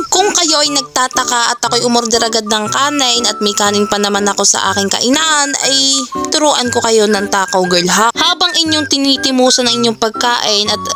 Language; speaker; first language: Filipino; native; Filipino